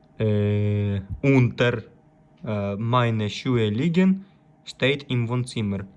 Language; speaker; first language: German; non-native, learner; Ukrainian